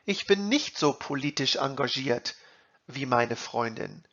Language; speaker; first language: German; non-native, fluent; English